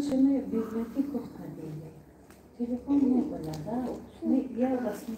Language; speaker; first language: Russian; non-native, learner; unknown